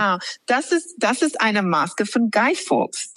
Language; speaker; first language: German; non-native, fluent; English